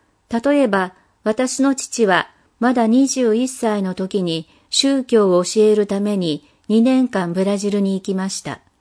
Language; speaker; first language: Japanese; non-native, fluent; English